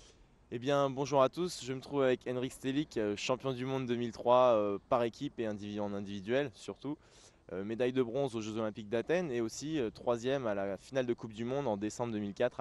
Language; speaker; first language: French; native; French